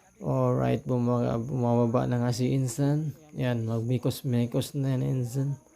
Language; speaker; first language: Filipino; non-native, local second language; Cebuano